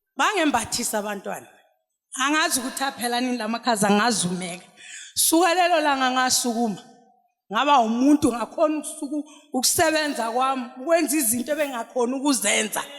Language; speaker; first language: Zulu; non-native, local second language; Xhosa